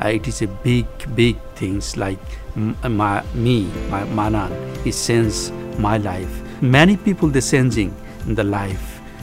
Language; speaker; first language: English; non-native, local second language; Bangla